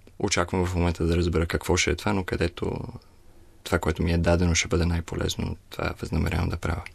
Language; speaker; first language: Bulgarian; native; Bulgarian